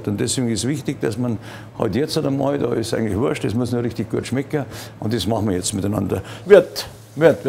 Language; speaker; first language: German; native; German